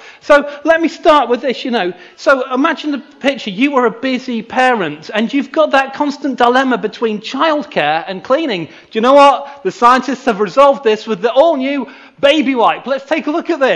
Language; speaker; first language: English; native; English